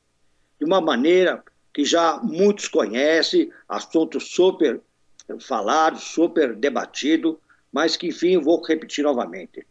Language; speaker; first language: Portuguese; native; Portuguese